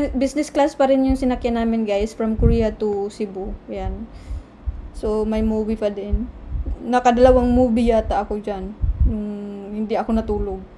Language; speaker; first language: Filipino; non-native, local second language; Cebuano